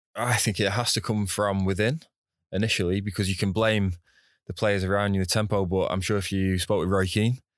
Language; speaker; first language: English; native; English